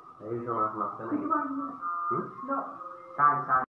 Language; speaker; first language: English; non-native, learner; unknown